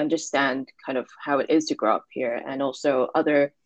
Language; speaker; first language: English; non-native, local second language; Cantonese